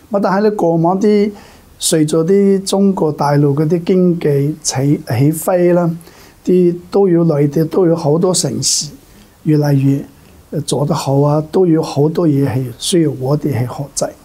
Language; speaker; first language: Cantonese; non-native, fluent; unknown